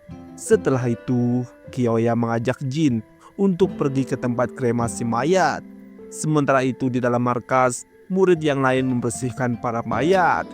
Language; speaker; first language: Indonesian; native; Indonesian